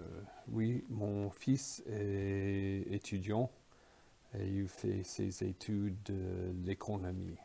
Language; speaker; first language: French; non-native, fluent; English